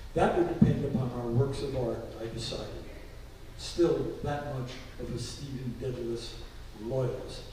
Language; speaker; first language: English; native; English